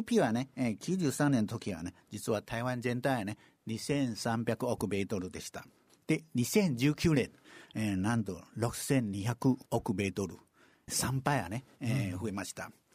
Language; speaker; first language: Japanese; non-native, fluent; Chinese